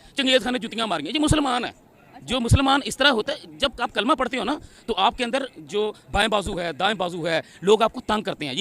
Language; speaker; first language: Urdu; non-native, local second language; Punjabi